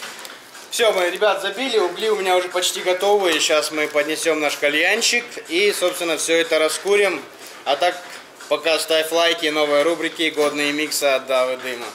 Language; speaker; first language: Russian; native; Russian